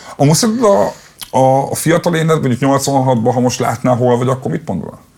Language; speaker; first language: Hungarian; native; Hungarian